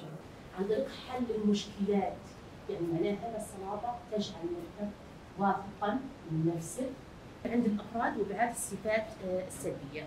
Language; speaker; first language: Arabic; native; Arabic